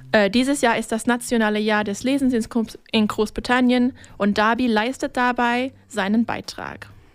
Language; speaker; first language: German; non-native, fluent; English